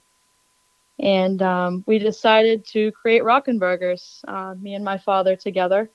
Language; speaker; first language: English; native; English